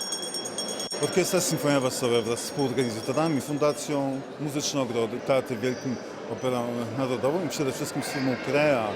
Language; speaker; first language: Polish; native; Polish